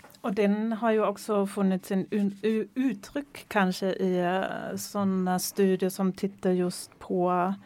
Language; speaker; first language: Swedish; non-native, fluent; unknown